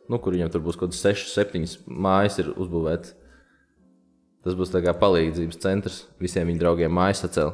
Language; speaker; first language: Latvian; native; Latvian